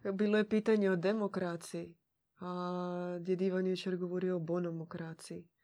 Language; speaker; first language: Croatian; native; Croatian